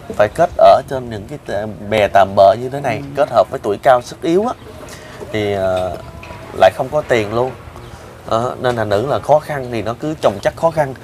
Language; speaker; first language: Vietnamese; native; Vietnamese